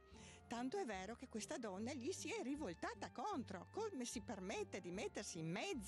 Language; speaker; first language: Italian; native; Italian